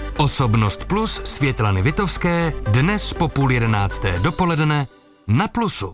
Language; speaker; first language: Czech; native; Czech